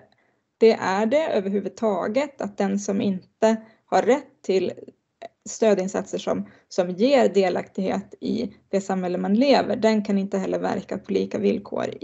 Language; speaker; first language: Swedish; native; Swedish